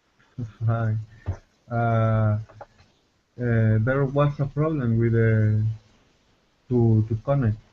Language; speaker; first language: English; non-native, learner; Spanish